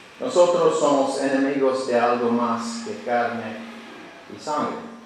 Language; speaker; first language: Spanish; non-native, learner; English